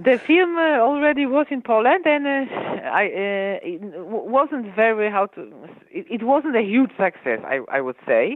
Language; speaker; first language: English; non-native, fluent; Polish